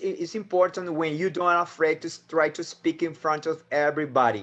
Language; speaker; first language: English; non-native, fluent; Spanish